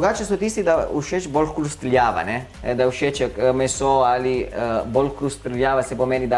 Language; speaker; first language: Slovenian; non-native, learner; Italian